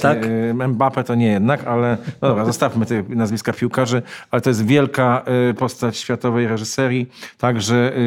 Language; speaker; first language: Polish; native; Polish